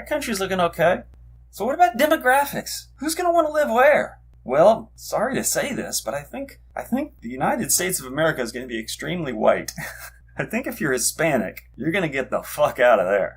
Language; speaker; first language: English; native; English